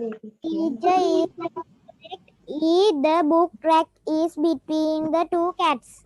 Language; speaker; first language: English; non-native, learner; Sinhala